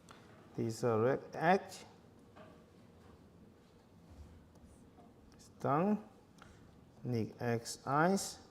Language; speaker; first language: German; non-native, learner; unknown